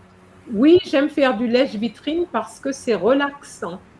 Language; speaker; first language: French; non-native, fluent; English